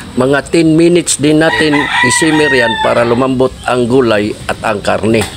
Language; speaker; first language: Filipino; non-native, local second language; Cebuano